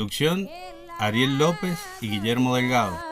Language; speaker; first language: Spanish; native; Spanish